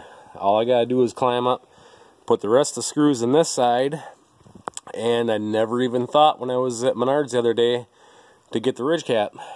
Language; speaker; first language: English; native; English